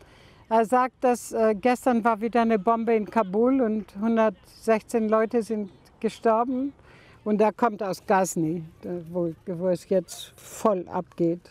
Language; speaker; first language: German; non-native, fluent; Greek